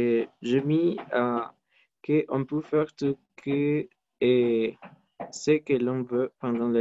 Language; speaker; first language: French; non-native, learner; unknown